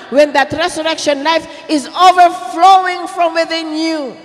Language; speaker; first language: English; non-native, local second language; Filipino